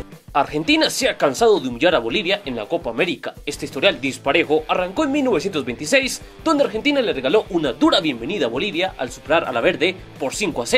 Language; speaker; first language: Spanish; native; Spanish